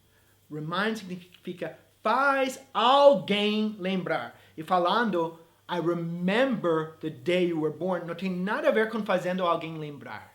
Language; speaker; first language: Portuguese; non-native, fluent; English